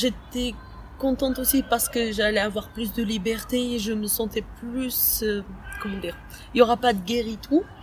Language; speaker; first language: French; early bilingual, other home language; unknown